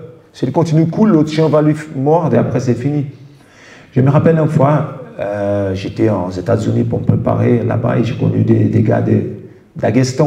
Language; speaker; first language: French; non-native, fluent; Portuguese